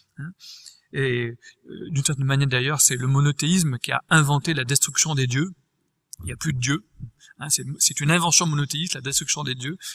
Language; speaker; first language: French; native; French